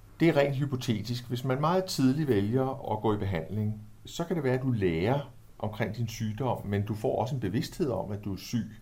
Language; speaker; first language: Danish; native; Danish